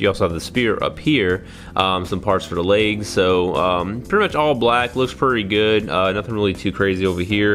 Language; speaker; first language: English; native; English